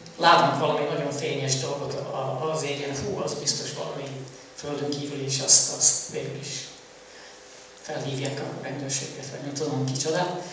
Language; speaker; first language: Hungarian; early bilingual, heritage; Hungarian